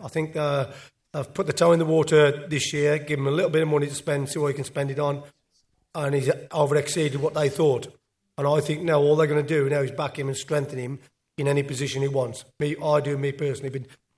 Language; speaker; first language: English; native; English